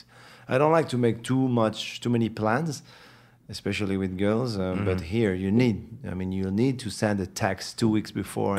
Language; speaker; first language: English; non-native, fluent; Arabic